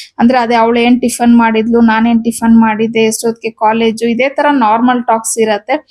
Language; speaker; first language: Kannada; non-native, local second language; Telugu